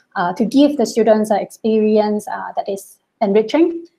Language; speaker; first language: English; non-native, local second language; Cantonese